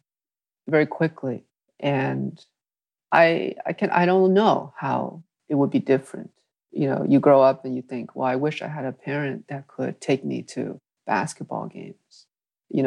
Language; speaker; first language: English; early bilingual, other home language; Vietnamese